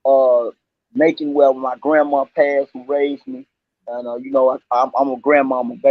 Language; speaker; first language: English; native; English